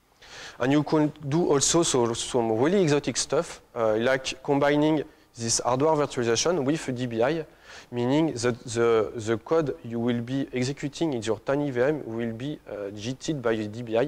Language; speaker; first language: English; non-native, fluent; French